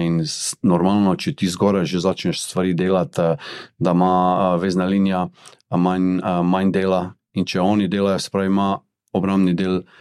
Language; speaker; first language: Slovenian; early bilingual, other home language; Bosnian